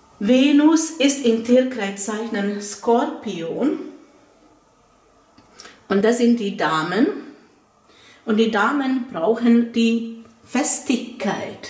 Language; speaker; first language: German; non-native, fluent; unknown